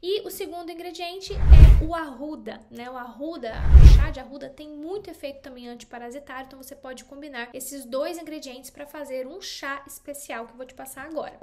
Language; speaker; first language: Portuguese; native; Portuguese